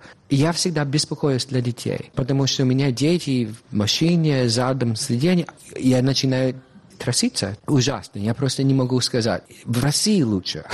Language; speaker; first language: Russian; non-native, fluent; English